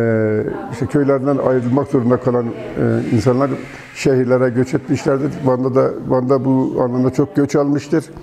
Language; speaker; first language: Turkish; native; Turkish